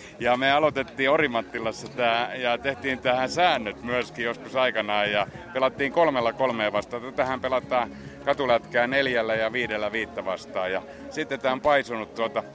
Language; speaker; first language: Finnish; native; Finnish